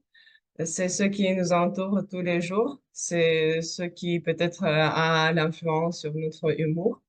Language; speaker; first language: French; non-native, fluent; Russian